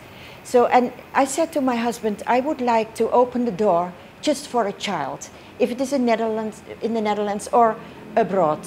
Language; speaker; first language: English; non-native, fluent; Dutch